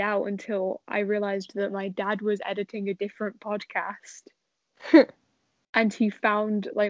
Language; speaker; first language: English; native; English